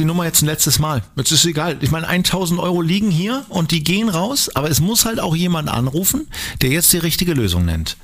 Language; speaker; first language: German; native; German